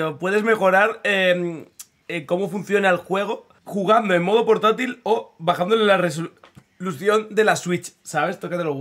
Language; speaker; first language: Spanish; native; Spanish